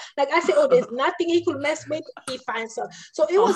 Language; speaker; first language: English; non-native, local second language; French